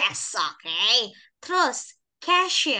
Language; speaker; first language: Indonesian; native; Indonesian